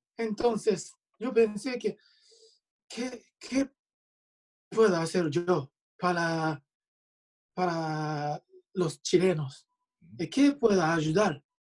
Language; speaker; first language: Spanish; non-native, learner; Japanese